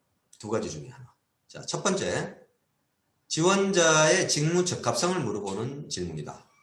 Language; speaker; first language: Korean; native; Korean